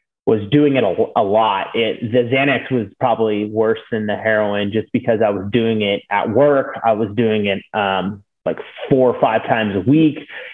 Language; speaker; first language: English; native; English